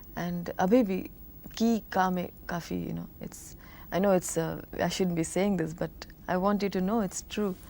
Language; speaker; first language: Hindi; non-native, local second language; Telugu